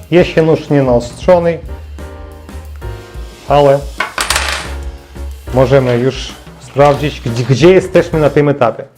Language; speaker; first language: Polish; non-native, learner; Ukrainian